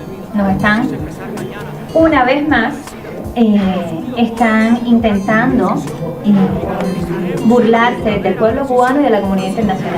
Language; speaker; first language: Spanish; native; Spanish